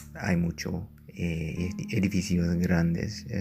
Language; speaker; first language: Spanish; non-native, learner; German